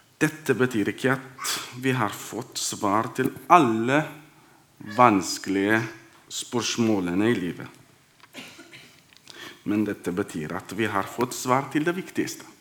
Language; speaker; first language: Norwegian; non-native, fluent; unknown